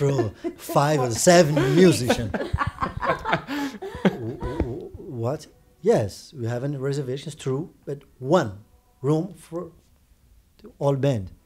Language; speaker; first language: English; non-native, learner; Portuguese